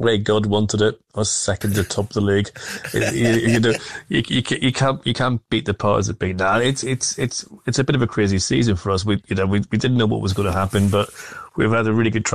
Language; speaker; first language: English; native; English